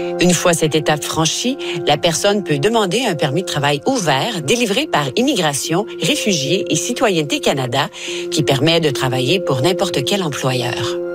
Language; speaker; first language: French; native; French